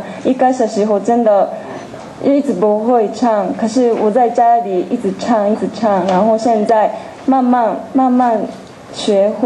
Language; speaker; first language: Chinese; non-native, fluent; Japanese